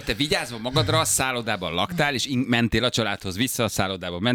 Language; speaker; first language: Hungarian; native; Hungarian